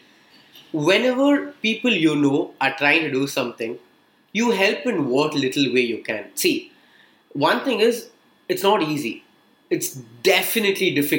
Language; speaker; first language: English; non-native, local second language; Tamil